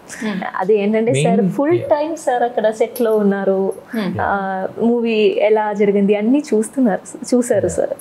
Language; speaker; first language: Telugu; non-native, learner; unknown